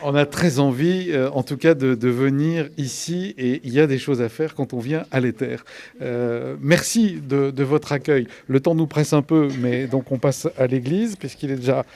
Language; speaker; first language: French; native; French